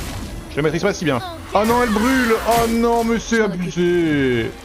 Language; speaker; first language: French; native; French